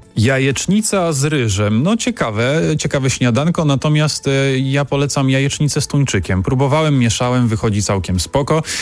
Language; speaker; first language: Polish; native; Polish